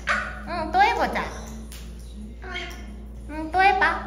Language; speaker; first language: Korean; native; Korean